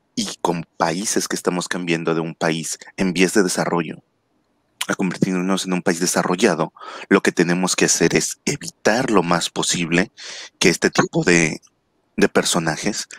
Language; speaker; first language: Spanish; native; Spanish